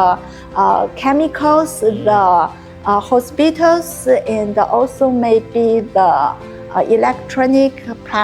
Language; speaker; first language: English; non-native, learner; Chinese